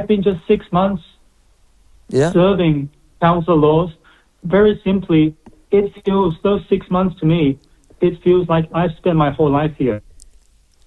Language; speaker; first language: English; native; English